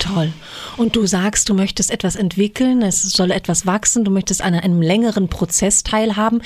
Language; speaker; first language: German; native; German